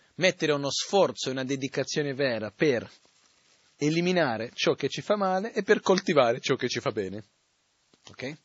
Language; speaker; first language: Italian; non-native, fluent; Portuguese